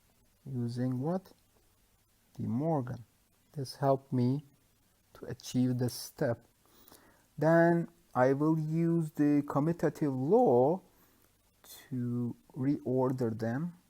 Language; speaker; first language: English; non-native, fluent; Turkish